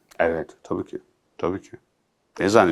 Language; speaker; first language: Turkish; early bilingual, heritage; Turkish